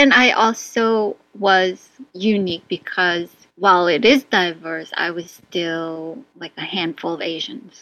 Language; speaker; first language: English; native; English